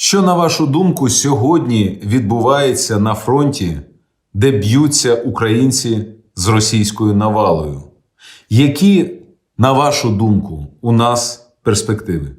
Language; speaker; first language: Ukrainian; native; Ukrainian